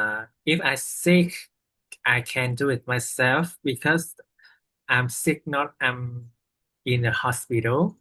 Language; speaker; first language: English; non-native, learner; Vietnamese